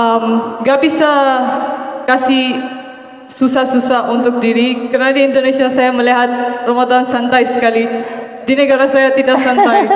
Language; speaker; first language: Indonesian; non-native, fluent; Maranao